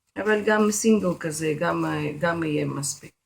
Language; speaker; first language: Hebrew; non-native, fluent; Russian